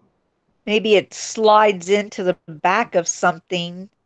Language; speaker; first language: English; native; English